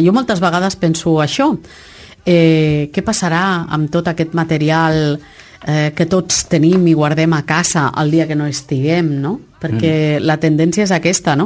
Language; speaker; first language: Catalan; native; Catalan